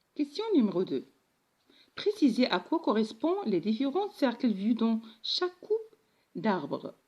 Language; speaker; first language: French; non-native, local second language; Arabic